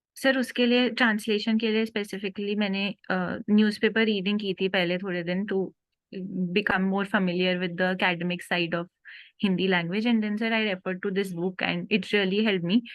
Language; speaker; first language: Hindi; native; Hindi